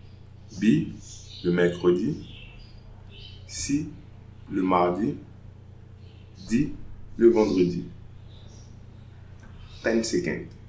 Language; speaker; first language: French; non-native, fluent; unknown